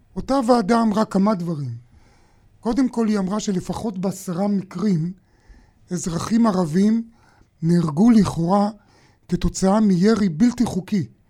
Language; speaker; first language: Hebrew; native; Hebrew